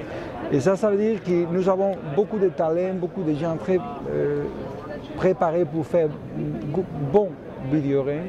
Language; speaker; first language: French; non-native, fluent; Spanish